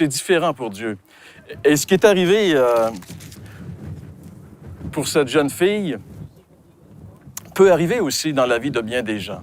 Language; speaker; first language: French; native; French